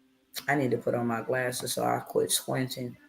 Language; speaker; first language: English; native; English